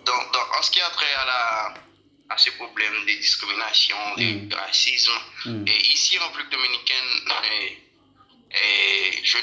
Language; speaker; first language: French; non-native, local second language; Haitian Creole